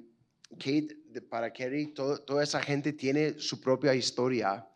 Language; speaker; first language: Spanish; non-native, fluent; English